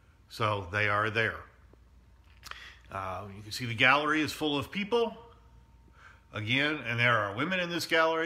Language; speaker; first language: English; native; English